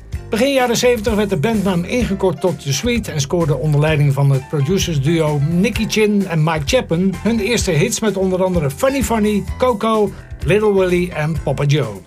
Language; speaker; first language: Dutch; native; Dutch